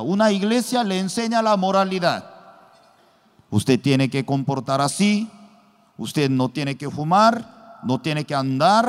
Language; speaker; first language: Spanish; non-native, learner; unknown